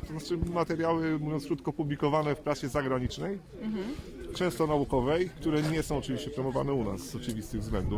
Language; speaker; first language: Polish; native; Polish